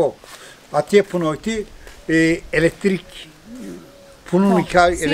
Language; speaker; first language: Albanian; early bilingual, heritage; Albanian